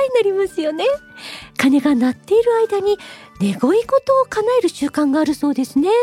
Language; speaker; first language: Japanese; native; Japanese